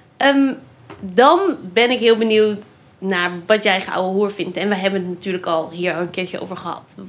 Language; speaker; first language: Dutch; native; Dutch